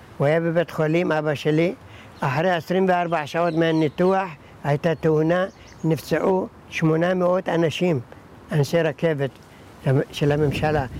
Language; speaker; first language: Hebrew; early bilingual, other home language; Arabic